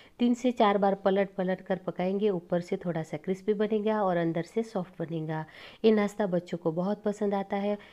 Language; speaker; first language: Hindi; non-native, local second language; Gujarati